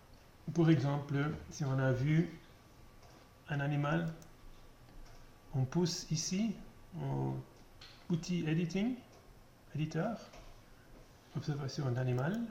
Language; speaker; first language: French; non-native, learner; German